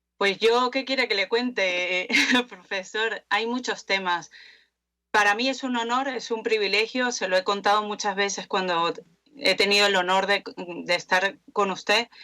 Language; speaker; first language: Spanish; native; Spanish